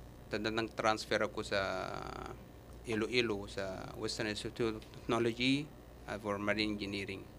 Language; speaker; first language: Filipino; non-native, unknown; Arabic